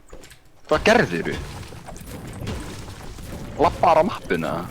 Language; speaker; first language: Icelandic; native; Icelandic